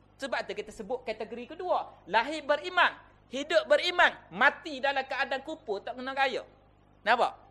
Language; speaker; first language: Malay; native; Malay